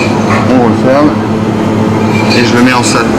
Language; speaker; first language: French; native; French